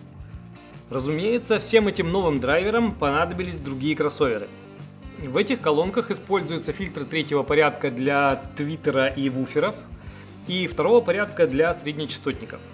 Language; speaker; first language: Russian; native; Russian